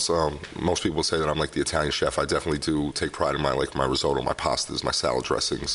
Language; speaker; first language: English; native; English